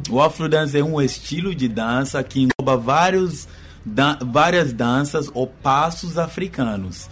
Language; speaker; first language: Portuguese; non-native, fluent; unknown